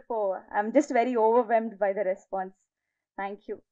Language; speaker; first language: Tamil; non-native, learner; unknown